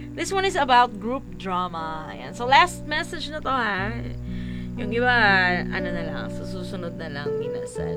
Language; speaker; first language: Filipino; non-native, local second language; Waray